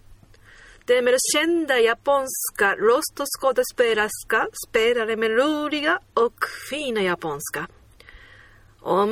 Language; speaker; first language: Swedish; non-native, learner; Japanese